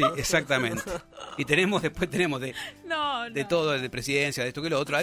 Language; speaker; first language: Spanish; native; Spanish